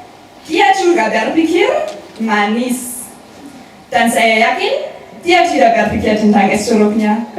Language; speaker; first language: Indonesian; non-native, learner; German